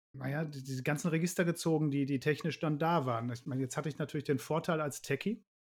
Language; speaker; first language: German; native; German